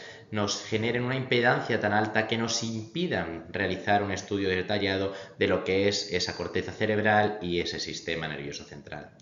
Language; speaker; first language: Spanish; native; Spanish